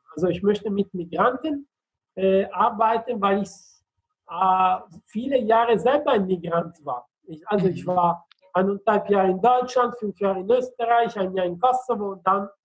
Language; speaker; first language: German; non-native, fluent; Italian